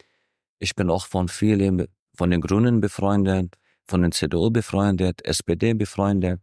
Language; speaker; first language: German; non-native, fluent; Arabic